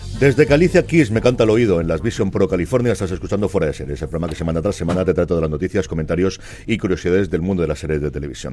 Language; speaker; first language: Spanish; native; Spanish